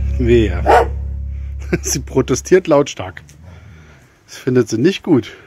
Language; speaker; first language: German; native; German